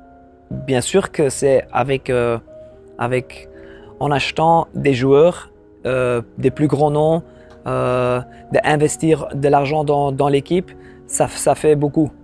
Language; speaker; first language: French; non-native, local second language; Dutch